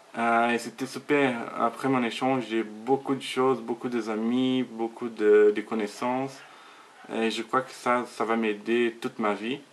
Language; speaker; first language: French; non-native, learner; Portuguese